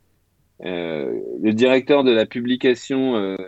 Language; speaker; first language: French; native; French